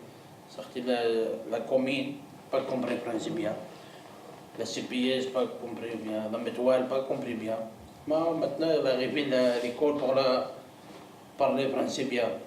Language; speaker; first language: French; non-native, learner; Arabic